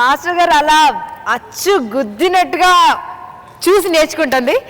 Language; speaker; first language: Telugu; native; Telugu